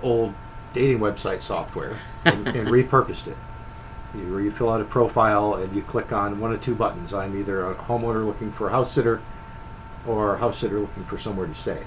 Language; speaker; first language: English; native; English